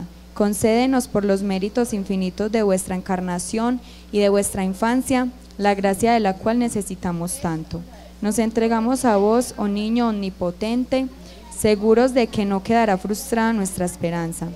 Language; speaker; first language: Spanish; native; Spanish